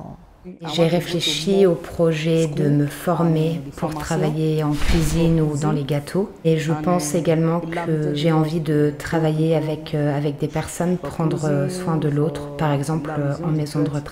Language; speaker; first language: French; non-native, fluent; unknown